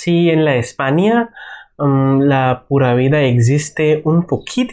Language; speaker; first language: Spanish; non-native, learner; Bangla